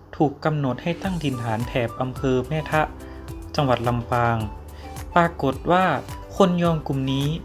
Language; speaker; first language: Thai; non-native, local second language; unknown